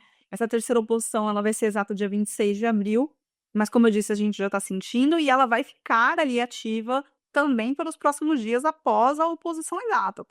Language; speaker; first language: Portuguese; native; Portuguese